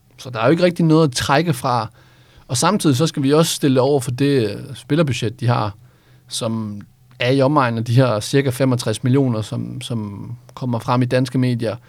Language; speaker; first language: Danish; native; Danish